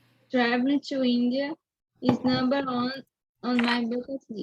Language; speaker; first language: English; non-native, learner; Portuguese